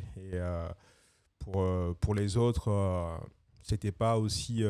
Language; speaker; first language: French; native; French